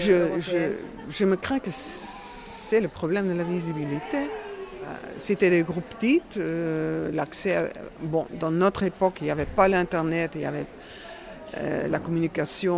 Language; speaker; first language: French; non-native, fluent; Dutch